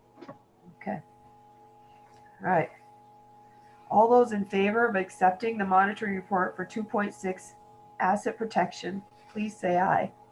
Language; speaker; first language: English; native; English